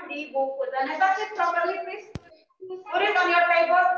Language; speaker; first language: English; non-native, learner; Indonesian